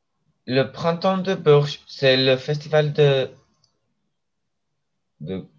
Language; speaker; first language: French; non-native, learner; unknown